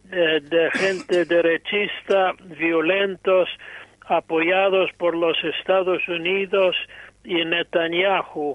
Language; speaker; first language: Spanish; non-native, fluent; English